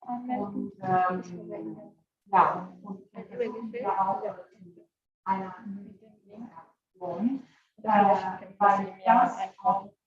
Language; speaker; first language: German; non-native, fluent; Italian